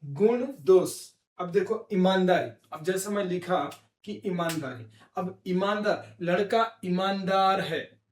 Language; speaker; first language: Hindi; non-native, local second language; Telugu